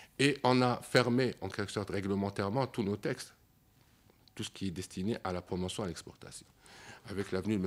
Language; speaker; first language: French; non-native, local second language; Arabic